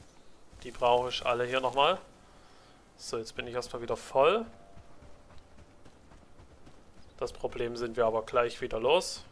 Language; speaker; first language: German; native; German